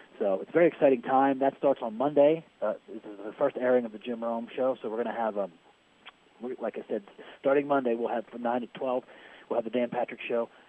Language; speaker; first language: English; native; English